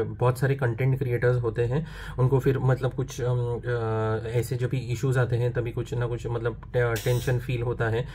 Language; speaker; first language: Hindi; non-native, local second language; Marathi